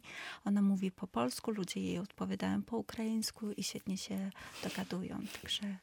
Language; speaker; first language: Polish; non-native, fluent; Ukrainian